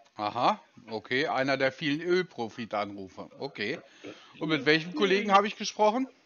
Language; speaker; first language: German; native; German